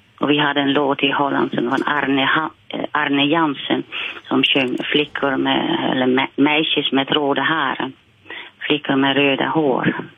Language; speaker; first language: Swedish; non-native, fluent; Dutch